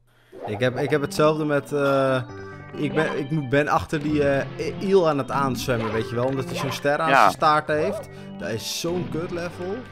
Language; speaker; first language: Dutch; native; Dutch